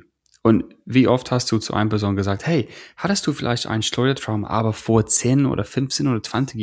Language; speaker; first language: German; non-native, fluent; English